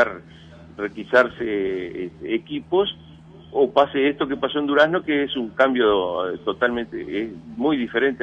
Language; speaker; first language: Spanish; native; Spanish